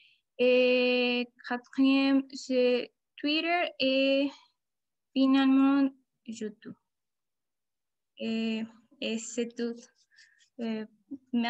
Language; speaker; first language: French; non-native, learner; Spanish